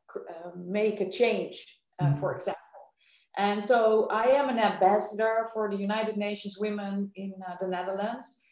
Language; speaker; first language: English; non-native, fluent; Dutch